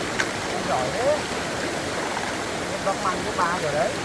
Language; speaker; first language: Vietnamese; native; Vietnamese